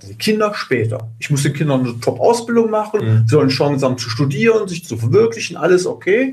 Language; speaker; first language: German; native; German